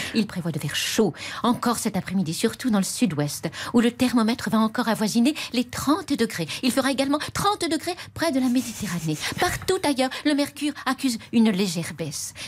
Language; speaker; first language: French; native; French